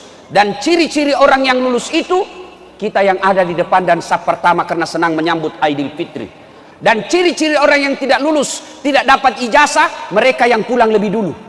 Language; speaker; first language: Indonesian; non-native, local second language; Buginese